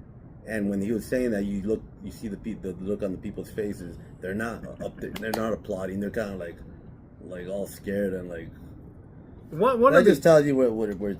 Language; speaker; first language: English; native; English